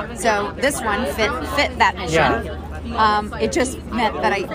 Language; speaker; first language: English; native; English